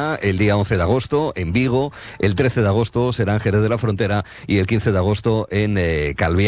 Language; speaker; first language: Spanish; native; Spanish